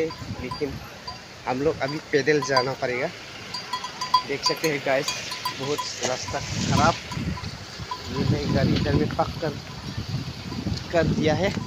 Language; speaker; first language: Hindi; non-native, local second language; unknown